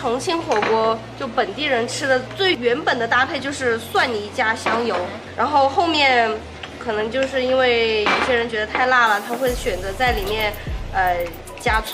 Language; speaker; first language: Chinese; native; Chinese